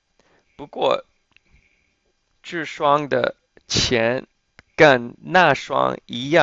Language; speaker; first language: Chinese; non-native, fluent; English